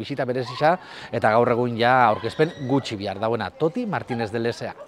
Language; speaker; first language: Basque; native; Basque